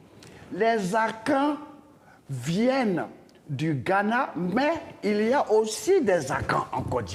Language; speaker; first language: French; non-native, local second language; Dyula